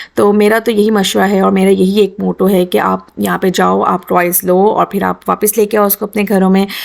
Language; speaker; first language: Urdu; native; Urdu